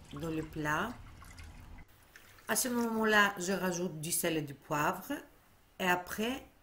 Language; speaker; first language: French; non-native, fluent; Greek